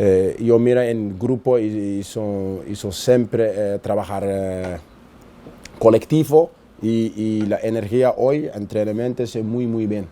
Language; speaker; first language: Spanish; non-native, learner; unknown